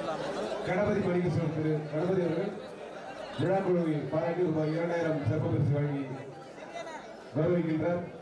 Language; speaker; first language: Tamil; native; Tamil